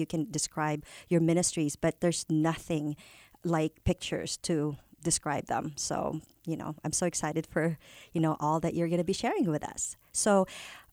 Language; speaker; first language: English; non-native, local second language; Filipino